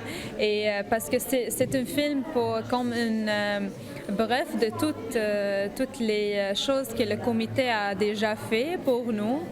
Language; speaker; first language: French; non-native, learner; Arabic